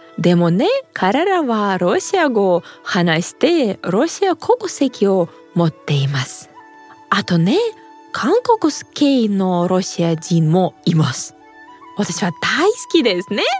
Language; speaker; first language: Japanese; non-native, fluent; Russian